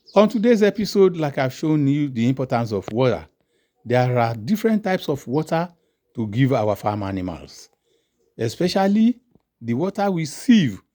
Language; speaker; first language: English; non-native, local second language; Yoruba